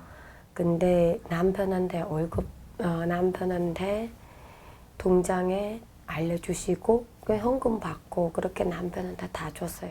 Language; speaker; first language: Korean; non-native, learner; Vietnamese